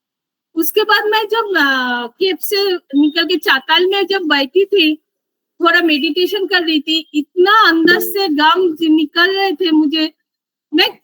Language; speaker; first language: Hindi; non-native, local second language; Bangla